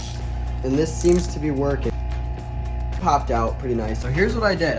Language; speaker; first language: English; native; English